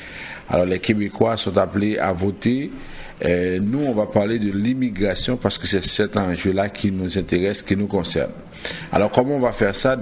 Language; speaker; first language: French; native; French